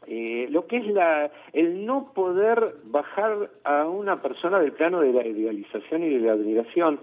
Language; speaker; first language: Spanish; native; Spanish